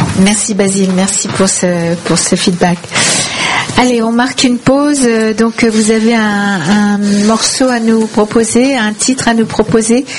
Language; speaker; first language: French; native; French